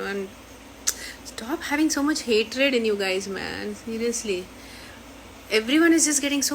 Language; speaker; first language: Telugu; non-native, local second language; Marathi